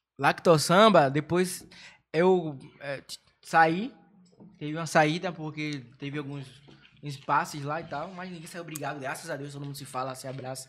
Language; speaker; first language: Portuguese; native; Portuguese